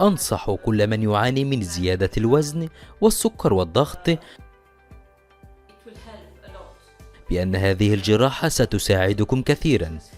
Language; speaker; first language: Arabic; native; Arabic